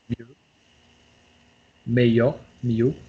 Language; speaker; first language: French; non-native, learner; Portuguese